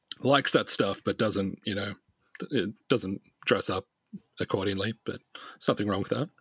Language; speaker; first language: English; native; English